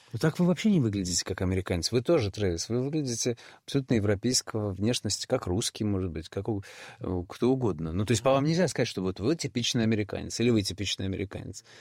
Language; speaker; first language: Russian; native; Russian